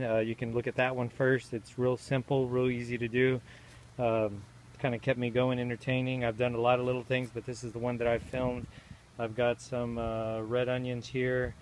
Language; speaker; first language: English; native; English